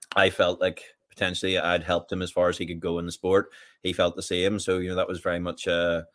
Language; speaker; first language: English; native; English